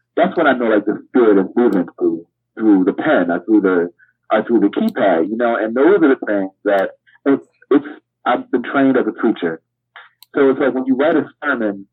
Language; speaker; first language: English; native; English